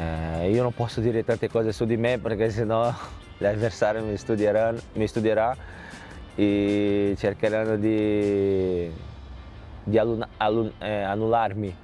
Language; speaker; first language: Italian; non-native, fluent; Portuguese